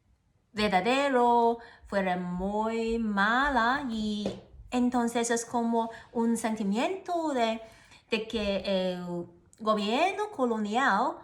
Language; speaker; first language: Spanish; non-native, learner; Cantonese